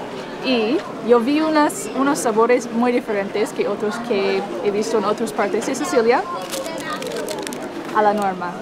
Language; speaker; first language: Spanish; non-native, fluent; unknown